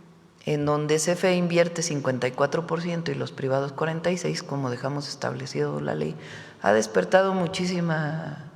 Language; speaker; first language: Spanish; native; Spanish